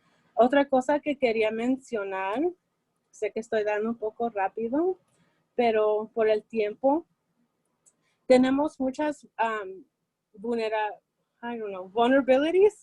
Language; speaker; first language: Spanish; early bilingual, heritage; Spanish